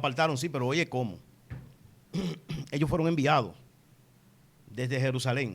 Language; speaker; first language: Spanish; native; Spanish